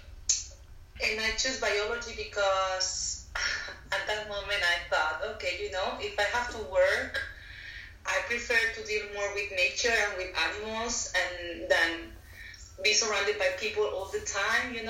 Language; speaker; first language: English; non-native, fluent; Spanish